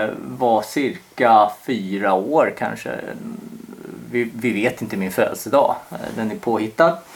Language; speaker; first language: Swedish; early bilingual, other home language; Korean